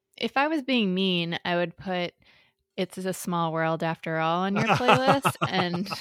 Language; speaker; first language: English; native; English